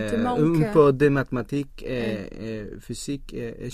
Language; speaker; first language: French; non-native, learner; Swedish